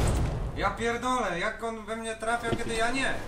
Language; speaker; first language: Polish; native; Polish